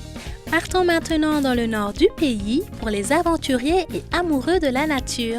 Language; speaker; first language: French; native; French